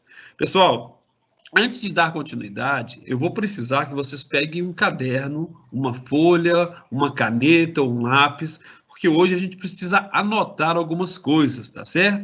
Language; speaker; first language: Portuguese; native; Portuguese